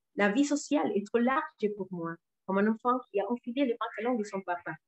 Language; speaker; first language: French; non-native, learner; Spanish